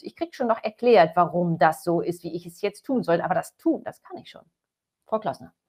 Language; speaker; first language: German; native; German